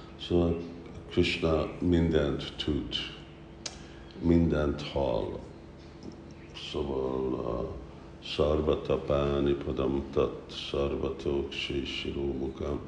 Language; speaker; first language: Hungarian; early bilingual, heritage; Hungarian